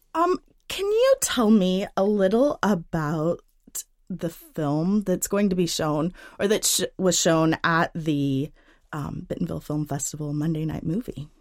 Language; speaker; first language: English; native; English